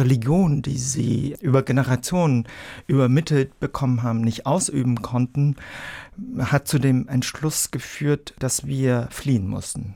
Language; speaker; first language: German; early bilingual, other home language; Vietnamese